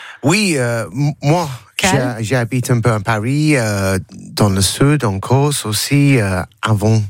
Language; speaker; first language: French; non-native, learner; English